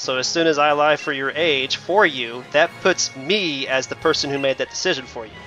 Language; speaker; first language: English; native; English